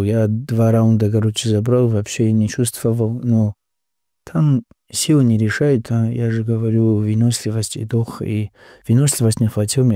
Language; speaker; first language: Russian; non-native, local second language; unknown